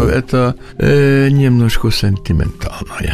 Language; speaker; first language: Russian; non-native, learner; Hungarian